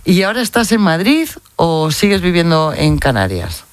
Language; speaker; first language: Spanish; native; Spanish